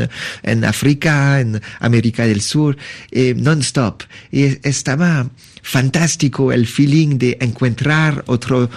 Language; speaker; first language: Spanish; non-native, learner; French